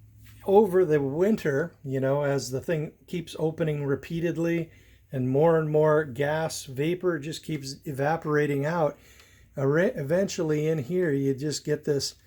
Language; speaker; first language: English; native; English